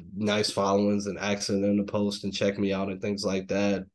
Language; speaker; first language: English; native; English